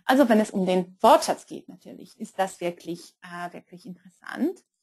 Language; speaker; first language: German; non-native, fluent; Polish